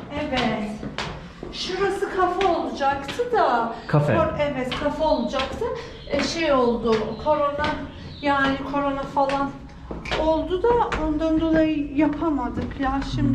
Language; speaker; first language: Turkish; non-native, fluent; Persian